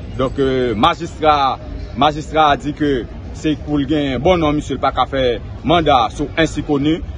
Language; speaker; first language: Haitian Creole; native; Haitian Creole